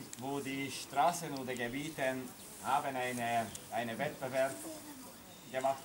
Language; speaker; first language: German; non-native, learner; Hungarian